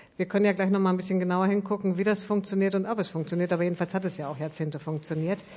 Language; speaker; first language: German; native; German